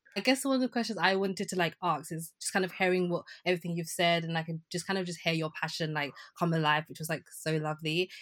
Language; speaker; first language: English; early bilingual, other home language; Yoruba